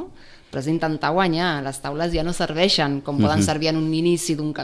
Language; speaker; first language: Catalan; native; Catalan